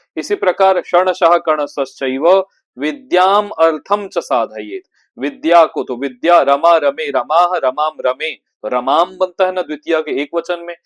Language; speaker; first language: Hindi; native; Hindi